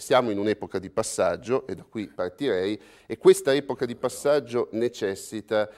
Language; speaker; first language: Italian; native; Italian